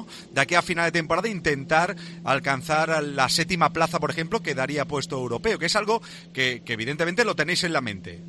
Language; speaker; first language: Spanish; native; Spanish